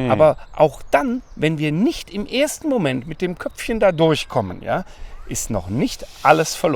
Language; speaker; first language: German; native; German